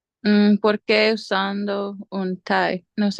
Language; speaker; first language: Spanish; non-native, learner; English